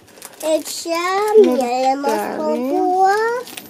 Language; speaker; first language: Lithuanian; early bilingual, heritage; Lithuanian